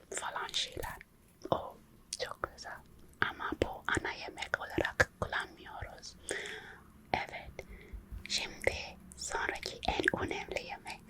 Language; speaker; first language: Turkish; non-native, local second language; English